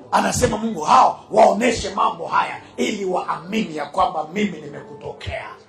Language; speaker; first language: Swahili; native; Swahili